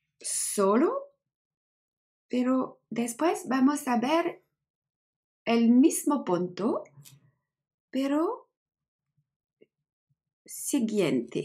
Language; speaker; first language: Spanish; non-native, learner; French